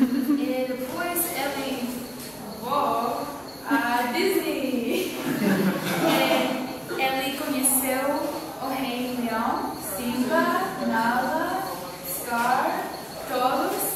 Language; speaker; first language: Portuguese; non-native, learner; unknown